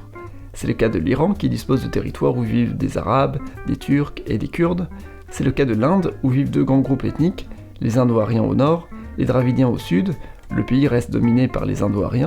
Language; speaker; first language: French; native; French